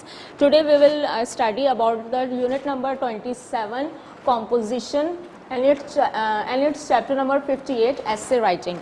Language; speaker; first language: English; non-native, local second language; Urdu